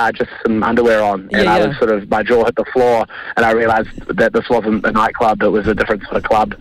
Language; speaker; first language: English; native; English